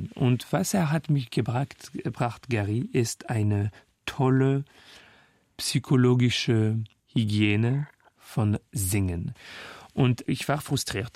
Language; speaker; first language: German; non-native, fluent; French